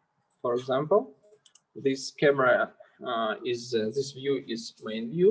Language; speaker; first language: English; non-native, learner; Russian